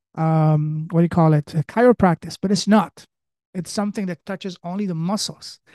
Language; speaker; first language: English; early bilingual, other home language; French